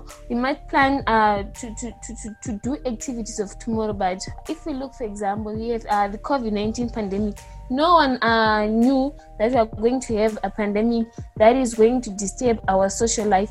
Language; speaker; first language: English; non-native, local second language; Shona